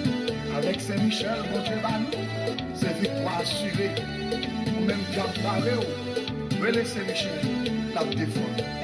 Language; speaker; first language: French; non-native, local second language; Haitian Creole